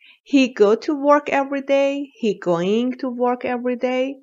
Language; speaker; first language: English; non-native, fluent; Persian